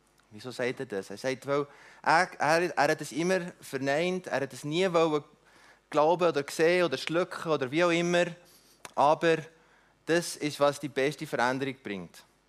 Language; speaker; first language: German; non-native, fluent; Afrikaans